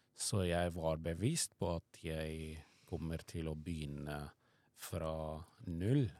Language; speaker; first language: Norwegian; non-native, fluent; Arabic